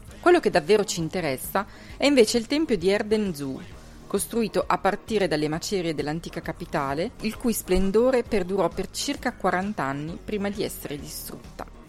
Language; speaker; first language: Italian; native; Italian